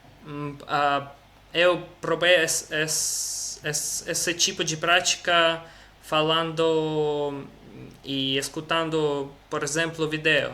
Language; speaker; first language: Portuguese; non-native, learner; Russian